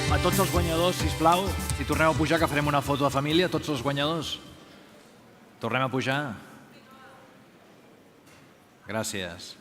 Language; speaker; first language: Catalan; native; Catalan